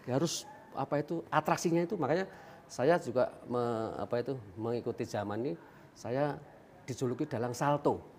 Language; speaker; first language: Indonesian; non-native, local second language; Javanese